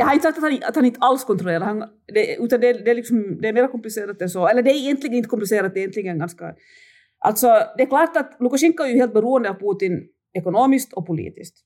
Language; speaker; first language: Swedish; native; Swedish